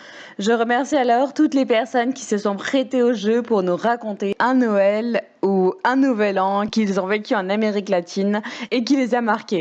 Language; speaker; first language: French; native; French